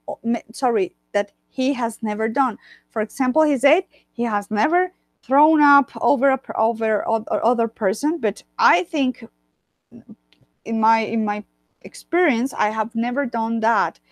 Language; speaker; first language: English; non-native, fluent; Spanish